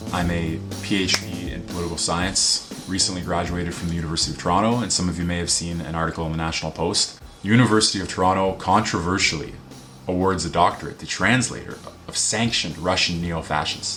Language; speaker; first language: English; native; English